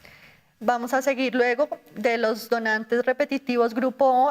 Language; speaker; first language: Spanish; native; Spanish